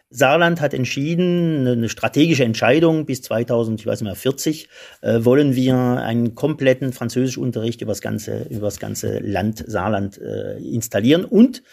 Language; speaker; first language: German; non-native, local second language; Swiss German